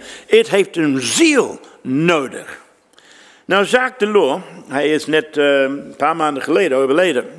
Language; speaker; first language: Dutch; non-native, fluent; English